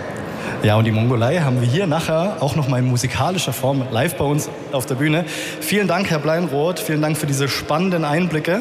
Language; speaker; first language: German; native; German